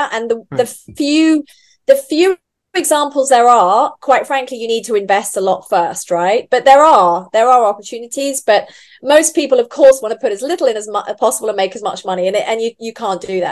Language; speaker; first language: English; native; English